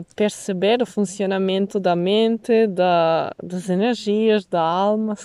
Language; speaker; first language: Portuguese; non-native, fluent; Italian